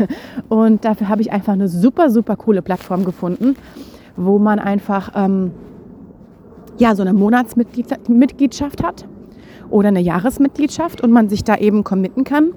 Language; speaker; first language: German; native; German